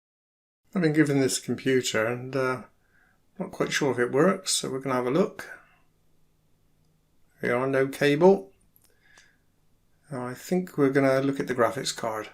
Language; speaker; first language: English; native; English